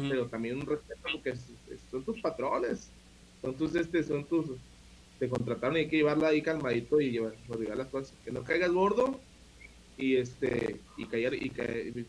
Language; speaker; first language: Spanish; native; Spanish